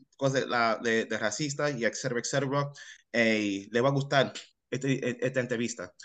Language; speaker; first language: Spanish; early bilingual, heritage; Spanish